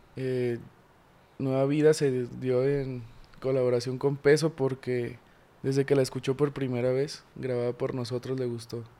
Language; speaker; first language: Spanish; native; Spanish